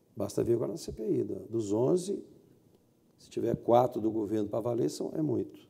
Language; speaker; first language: Portuguese; native; Portuguese